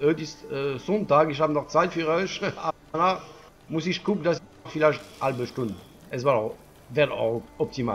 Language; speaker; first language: German; non-native, learner; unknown